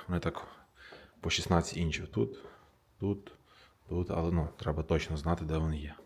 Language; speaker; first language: Ukrainian; non-native, local second language; Russian